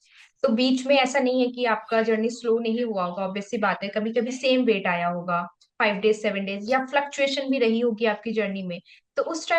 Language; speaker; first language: Hindi; native; Hindi